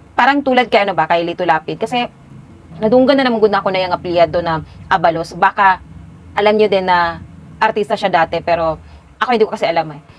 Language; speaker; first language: Filipino; non-native, local second language; Cebuano